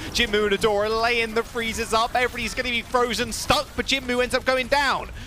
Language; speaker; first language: English; native; English